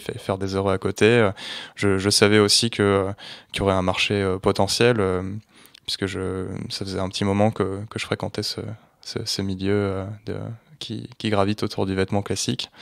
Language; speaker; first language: French; native; French